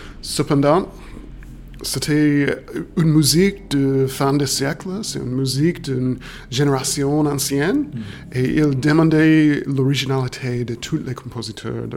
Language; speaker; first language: French; non-native, fluent; English